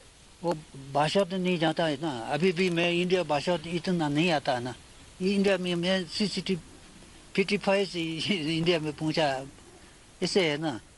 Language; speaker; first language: Hindi; non-native, learner; Tibetan